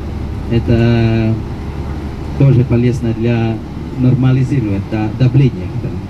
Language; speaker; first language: Russian; non-native, fluent; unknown